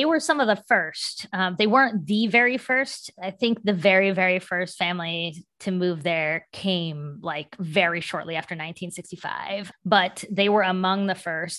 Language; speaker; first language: English; native; English